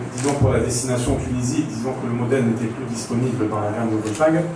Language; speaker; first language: French; non-native, local second language; Arabic